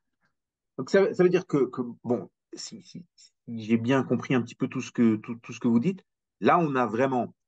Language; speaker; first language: French; native; French